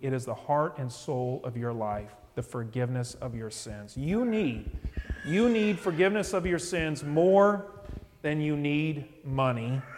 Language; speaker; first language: English; native; English